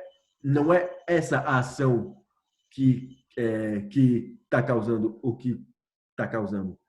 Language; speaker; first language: Portuguese; non-native, fluent; French